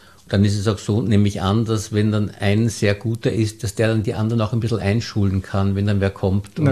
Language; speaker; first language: German; native; German